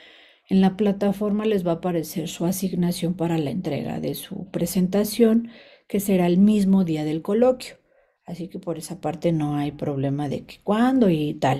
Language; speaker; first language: Spanish; native; Spanish